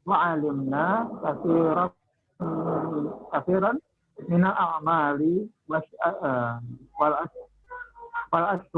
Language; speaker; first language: Arabic; non-native, learner; Indonesian